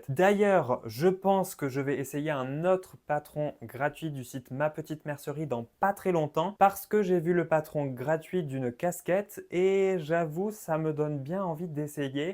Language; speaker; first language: French; native; French